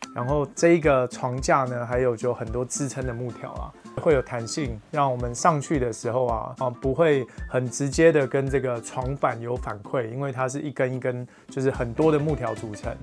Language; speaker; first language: Chinese; native; Chinese